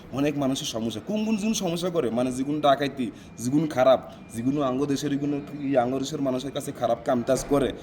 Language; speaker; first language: Bangla; non-native, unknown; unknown